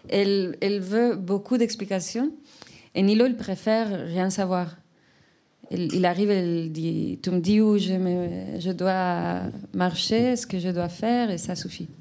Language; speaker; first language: French; non-native, fluent; Spanish